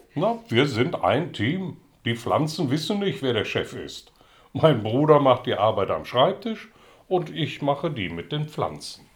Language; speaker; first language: German; early bilingual, other home language; Dutch